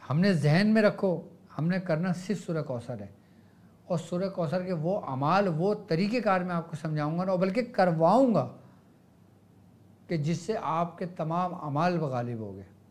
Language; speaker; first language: Urdu; native; Urdu